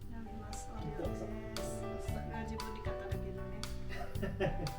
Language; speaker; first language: Japanese; non-native, fluent; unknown